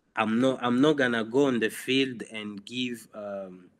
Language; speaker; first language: English; non-native, fluent; Swahili